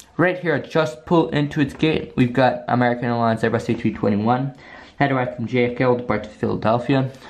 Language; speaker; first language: English; non-native, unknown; Polish